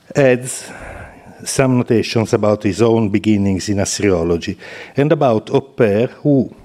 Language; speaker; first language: English; non-native, fluent; Italian